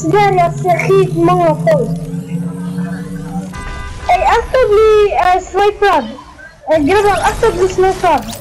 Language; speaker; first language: Swedish; early bilingual, other home language; Turkish